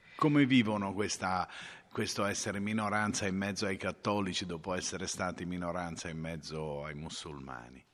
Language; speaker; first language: Italian; native; Italian